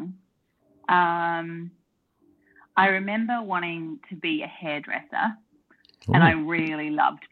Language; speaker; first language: English; native; English